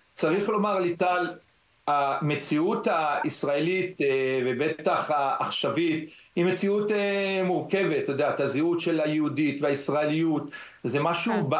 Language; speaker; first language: Hebrew; native; Hebrew